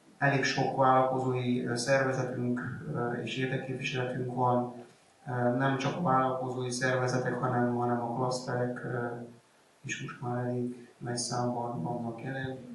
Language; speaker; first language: Hungarian; native; Hungarian